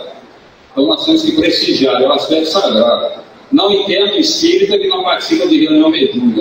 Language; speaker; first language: Portuguese; native; Portuguese